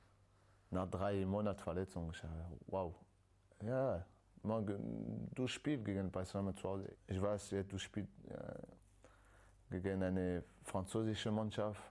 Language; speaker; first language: German; non-native, learner; French